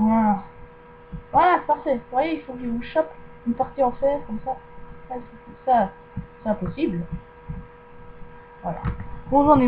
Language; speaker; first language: French; native; French